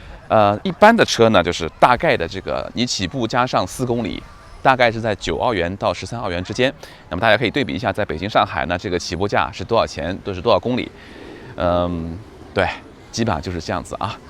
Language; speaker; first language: Chinese; native; Chinese